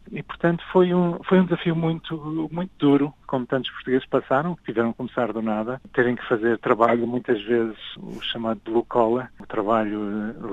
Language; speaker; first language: Portuguese; early bilingual, other home language; English